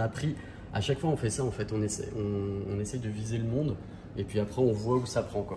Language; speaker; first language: French; native; French